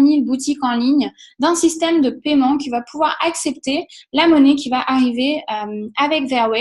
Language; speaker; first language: French; native; French